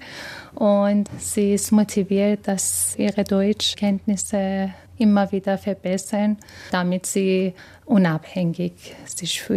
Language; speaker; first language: German; non-native, fluent; Persian